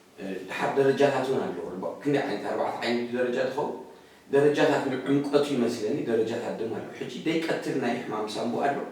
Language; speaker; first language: Tigrinya; native; Tigrinya